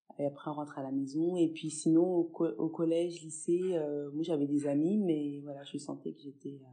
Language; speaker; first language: French; early bilingual, other home language; Fula